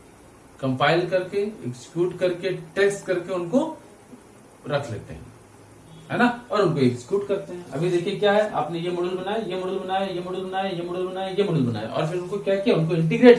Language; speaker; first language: Hindi; native; Hindi